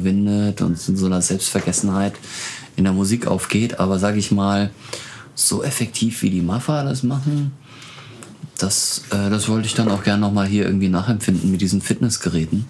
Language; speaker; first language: German; native; German